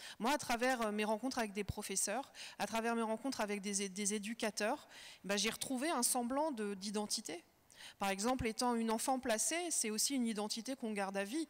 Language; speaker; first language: French; early bilingual, other home language; Kabyle